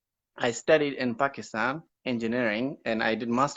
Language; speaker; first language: English; non-native, learner; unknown